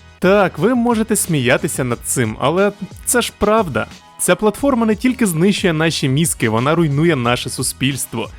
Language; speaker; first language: Ukrainian; native; Ukrainian